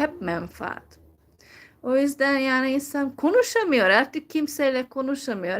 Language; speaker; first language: Turkish; non-native, fluent; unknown